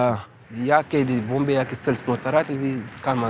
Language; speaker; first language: German; non-native, learner; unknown